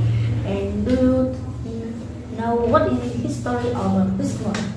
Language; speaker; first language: English; non-native, learner; Vietnamese